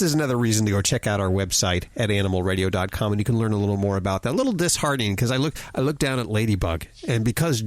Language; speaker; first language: English; native; English